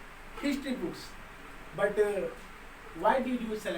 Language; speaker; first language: English; non-native, local second language; Hindi